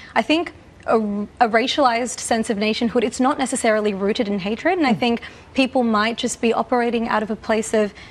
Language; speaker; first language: English; native; English